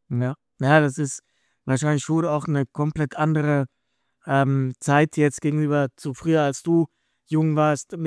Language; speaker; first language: German; native; German